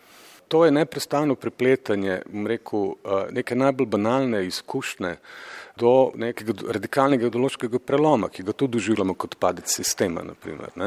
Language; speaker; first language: Slovenian; native; Slovenian